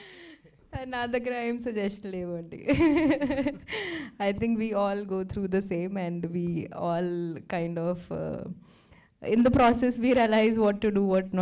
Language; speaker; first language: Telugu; non-native, local second language; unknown